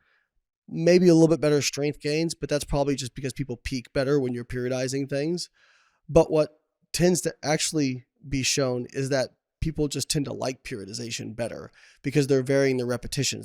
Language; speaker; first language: English; native; English